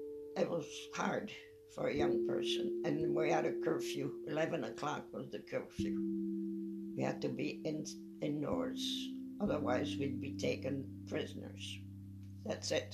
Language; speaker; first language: English; non-native, fluent; French